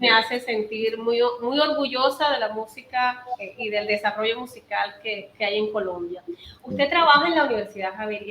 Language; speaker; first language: Spanish; native; Spanish